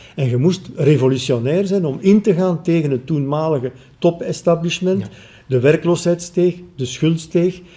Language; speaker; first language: Dutch; native; Dutch